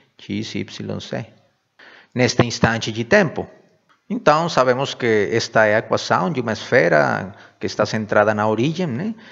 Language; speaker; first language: Portuguese; non-native, fluent; Spanish